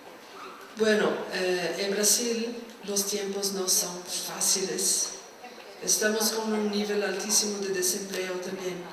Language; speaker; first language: Spanish; non-native, fluent; Portuguese